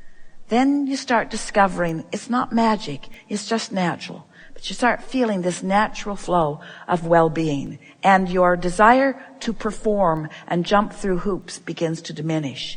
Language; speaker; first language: English; native; English